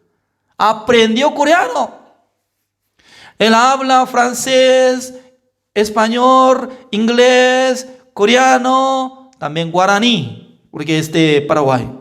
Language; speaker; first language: Spanish; non-native, fluent; Korean